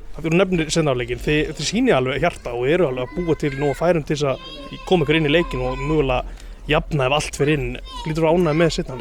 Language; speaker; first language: Icelandic; native; Icelandic